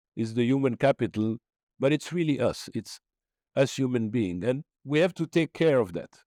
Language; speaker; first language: English; non-native, fluent; Arabic